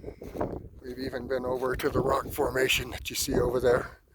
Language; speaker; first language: English; native; English